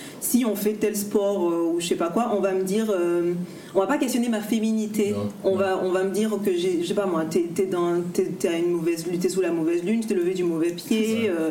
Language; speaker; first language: French; native; French